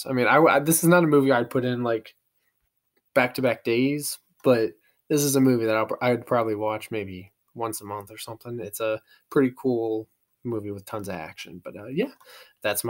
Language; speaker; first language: English; native; English